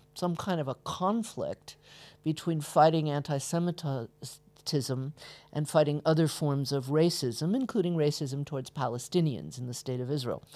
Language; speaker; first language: English; native; English